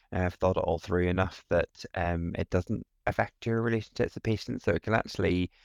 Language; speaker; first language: English; native; English